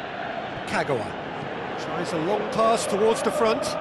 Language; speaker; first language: English; native; English